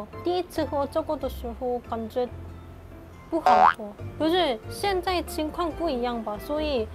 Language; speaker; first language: Chinese; non-native, fluent; Korean